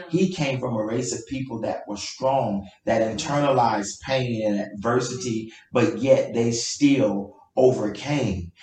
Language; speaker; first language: English; native; English